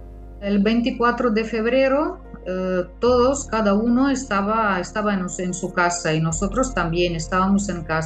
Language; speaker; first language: Spanish; non-native, fluent; Ukrainian